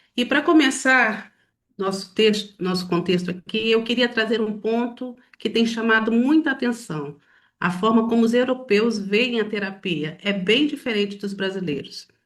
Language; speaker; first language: Portuguese; native; Portuguese